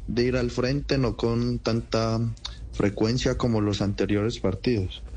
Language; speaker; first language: Spanish; native; Spanish